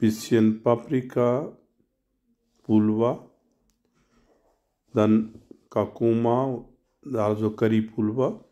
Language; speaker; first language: German; non-native, learner; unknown